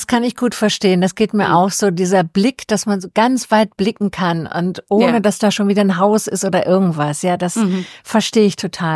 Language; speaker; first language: German; native; German